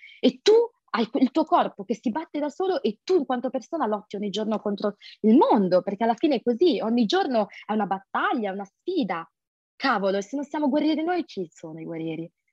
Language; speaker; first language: Italian; early bilingual, other home language; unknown